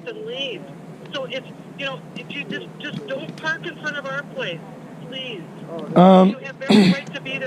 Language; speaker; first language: English; native; English